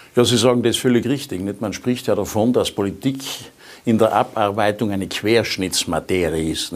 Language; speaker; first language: German; native; German